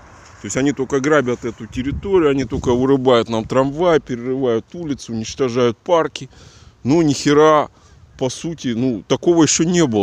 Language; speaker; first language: Russian; native; Russian